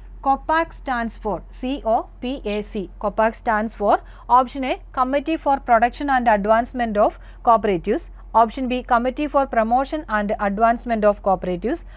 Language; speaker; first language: English; non-native, local second language; Malayalam